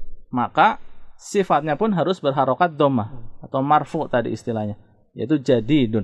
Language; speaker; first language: Indonesian; native; Indonesian